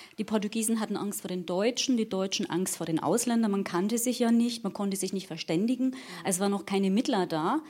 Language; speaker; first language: German; early bilingual, other home language; Portuguese